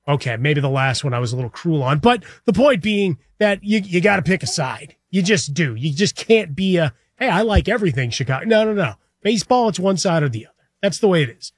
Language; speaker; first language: English; native; English